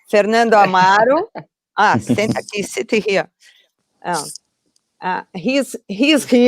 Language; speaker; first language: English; non-native, fluent; Portuguese